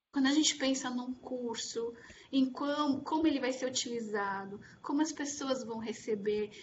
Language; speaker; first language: Portuguese; native; Portuguese